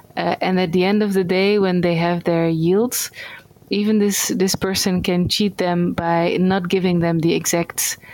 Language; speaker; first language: English; non-native, fluent; Dutch